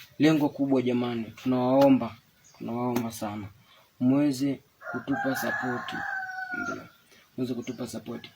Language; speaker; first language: Swahili; native; Swahili